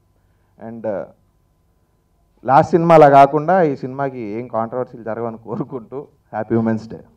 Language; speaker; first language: Telugu; native; Telugu